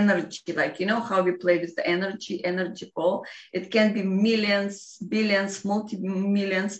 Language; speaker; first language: English; non-native, fluent; Russian